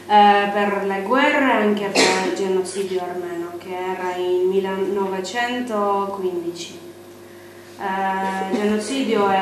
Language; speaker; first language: Italian; non-native, learner; Armenian